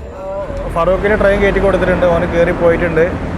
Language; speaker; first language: Malayalam; native; Malayalam